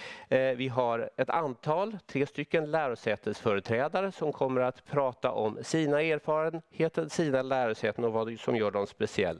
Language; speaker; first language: Swedish; native; Swedish